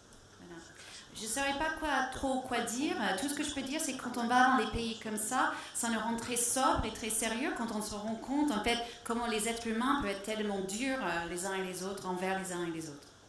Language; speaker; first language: French; native; French